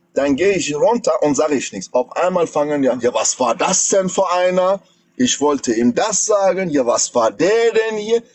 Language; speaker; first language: German; non-native, fluent; Persian